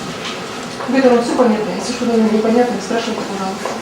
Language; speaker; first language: Russian; native; Russian